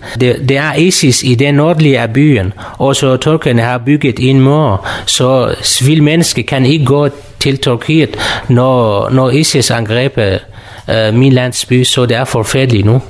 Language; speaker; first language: Danish; non-native, learner; Kurdish